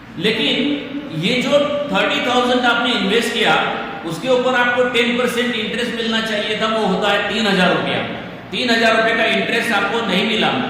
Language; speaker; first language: Hindi; non-native, local second language; Marathi